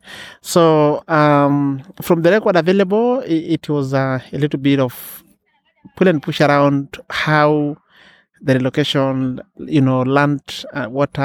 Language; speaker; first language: English; non-native, local second language; Masai